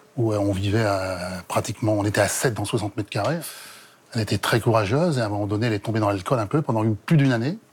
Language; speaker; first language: French; native; French